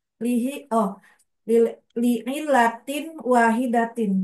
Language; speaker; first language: Arabic; non-native, learner; Indonesian